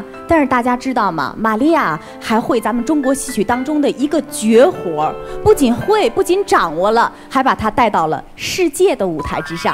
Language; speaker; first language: Chinese; native; Chinese